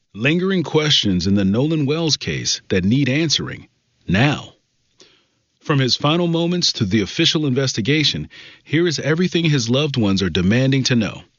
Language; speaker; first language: English; native; English